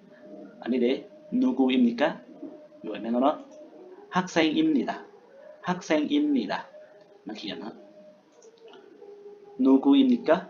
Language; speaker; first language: Korean; non-native, fluent; Lao